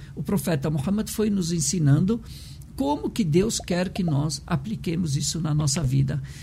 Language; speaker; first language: Portuguese; early bilingual, other home language; Arabic